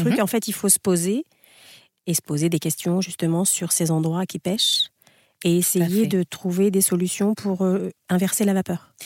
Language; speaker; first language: French; native; French